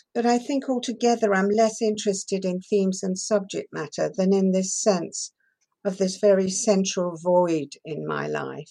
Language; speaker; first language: English; early bilingual, other home language; Persian